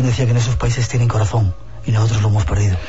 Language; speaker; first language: Spanish; native; Spanish